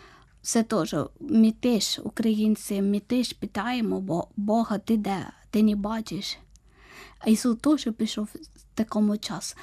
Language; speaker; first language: Ukrainian; non-native, learner; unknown